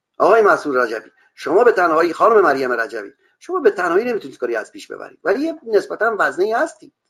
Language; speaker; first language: Persian; non-native, local second language; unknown